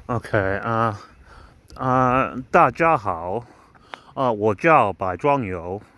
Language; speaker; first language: Chinese; non-native, learner; English